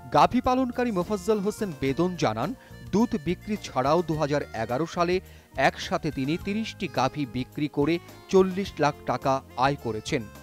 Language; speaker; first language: Bangla; native; Bangla